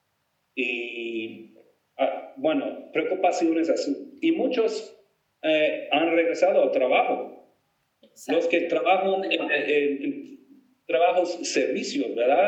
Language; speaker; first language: Spanish; non-native, fluent; English